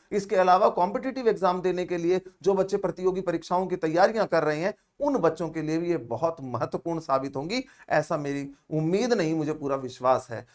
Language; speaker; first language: Hindi; native; Hindi